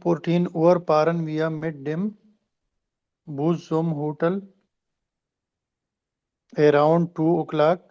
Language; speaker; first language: German; non-native, learner; Urdu